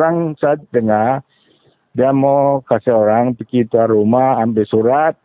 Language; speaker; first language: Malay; non-native, local second language; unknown